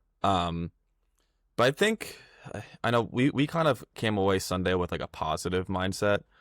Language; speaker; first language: English; native; English